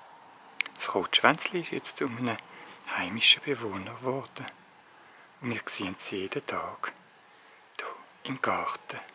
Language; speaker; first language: German; native; German